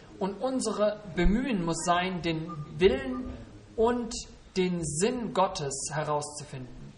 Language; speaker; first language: German; native; German